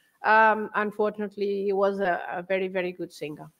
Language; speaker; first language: English; non-native, fluent; Portuguese